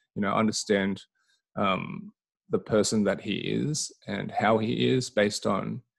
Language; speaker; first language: English; native; English